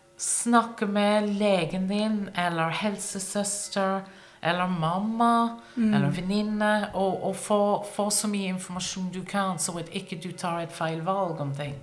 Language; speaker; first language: Norwegian; non-native, fluent; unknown